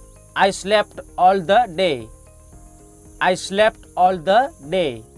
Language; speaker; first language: English; non-native, fluent; Hindi